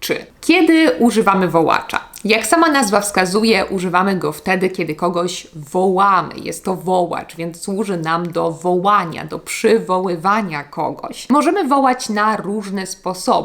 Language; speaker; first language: Polish; native; Polish